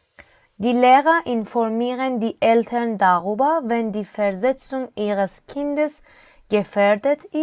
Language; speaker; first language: German; non-native, fluent; Persian